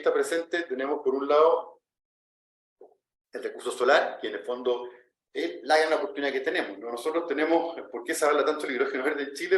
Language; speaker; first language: Spanish; native; Spanish